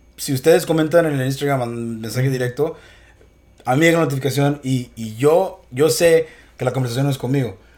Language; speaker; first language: Spanish; early bilingual, heritage; Spanish